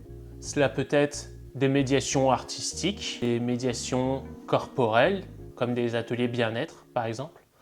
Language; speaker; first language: French; native; French